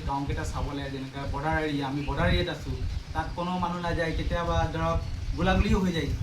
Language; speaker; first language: Assamese; non-native, local second language; Bangla